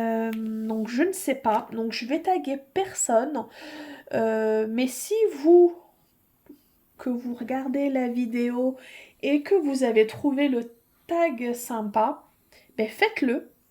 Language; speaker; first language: French; native; French